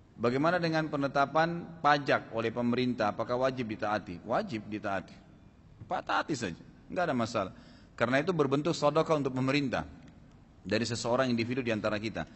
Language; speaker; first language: Indonesian; native; Indonesian